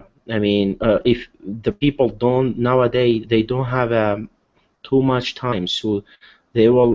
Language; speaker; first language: English; non-native, learner; Arabic